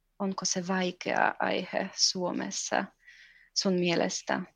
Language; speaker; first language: Finnish; non-native, fluent; Polish